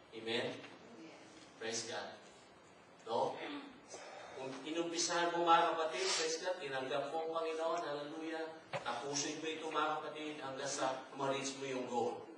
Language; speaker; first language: Filipino; non-native, local second language; Cebuano